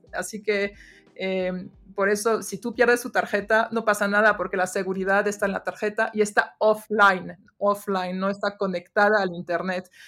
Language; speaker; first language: Spanish; non-native, fluent; French